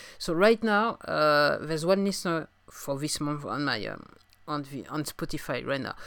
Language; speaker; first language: English; non-native, fluent; French